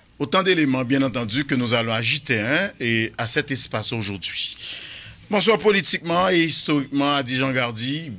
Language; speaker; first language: French; non-native, local second language; Haitian Creole